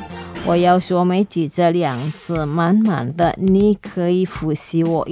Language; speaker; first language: Chinese; non-native, fluent; Indonesian